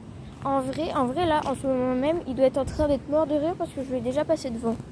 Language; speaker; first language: French; native; French